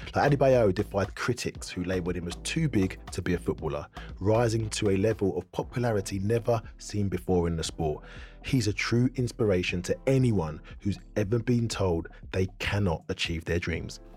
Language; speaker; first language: English; native; English